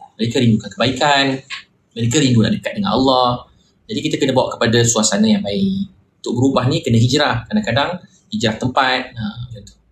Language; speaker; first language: Malay; native; Malay